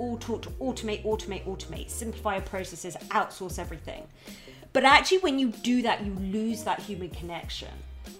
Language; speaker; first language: English; native; English